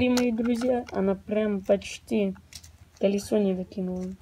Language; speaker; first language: Russian; early bilingual, heritage; Russian